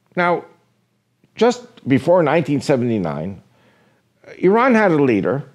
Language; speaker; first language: English; native; English